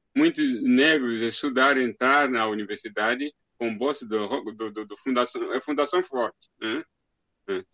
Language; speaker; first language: Portuguese; non-native, fluent; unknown